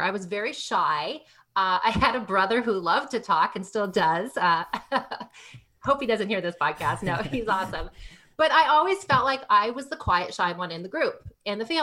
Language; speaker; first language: English; native; English